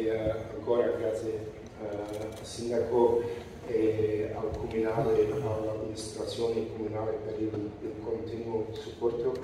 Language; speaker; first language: Italian; non-native, learner; Dutch